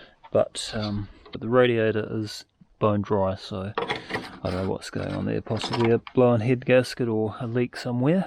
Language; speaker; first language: English; native; English